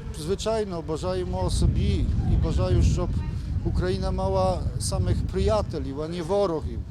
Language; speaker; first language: Ukrainian; early bilingual, heritage; Ukrainian